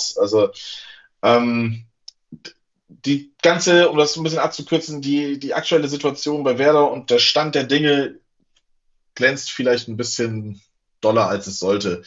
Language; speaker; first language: German; native; German